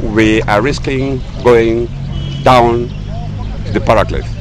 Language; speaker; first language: English; native; English